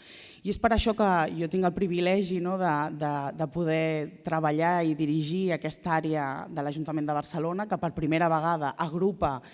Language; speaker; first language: Catalan; native; Catalan